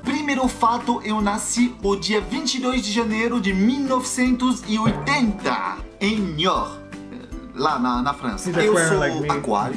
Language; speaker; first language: Portuguese; non-native, fluent; French